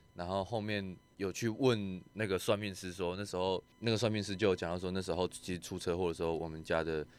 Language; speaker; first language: Chinese; non-native, local second language; Min Nan Chinese